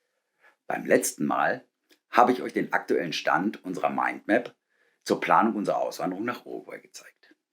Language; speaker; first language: German; native; German